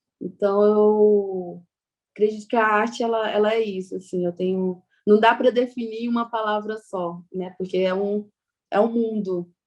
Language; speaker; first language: Portuguese; non-native, local second language; Kayapó